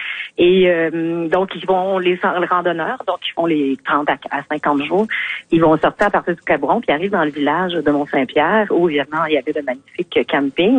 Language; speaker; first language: French; native; French